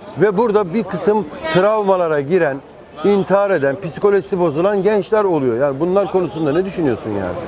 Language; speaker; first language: Turkish; native; Turkish